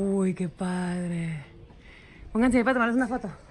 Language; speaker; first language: Spanish; native; Spanish